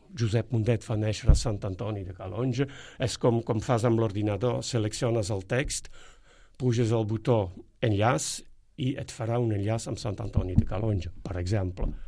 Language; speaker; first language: Catalan; non-native, fluent; Dutch